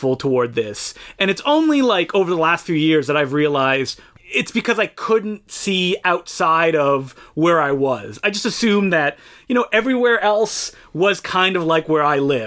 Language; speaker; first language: English; non-native, fluent; French